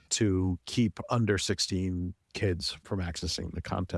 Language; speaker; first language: English; native; English